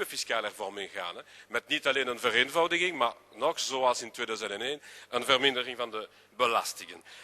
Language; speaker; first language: Dutch; non-native, local second language; French